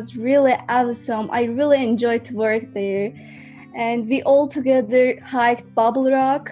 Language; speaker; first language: English; non-native, fluent; Azerbaijani